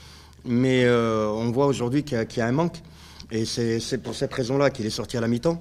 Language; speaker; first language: French; native; French